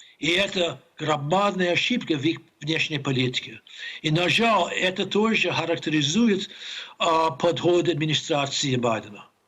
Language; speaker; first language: Russian; non-native, fluent; English